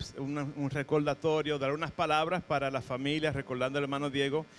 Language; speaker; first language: Spanish; early bilingual, heritage; Spanish